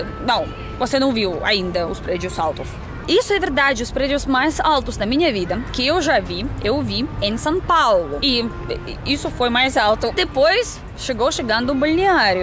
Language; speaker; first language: Portuguese; non-native, learner; Russian